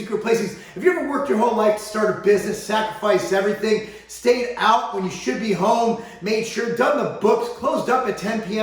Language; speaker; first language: English; native; English